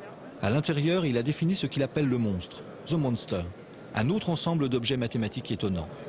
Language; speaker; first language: French; native; French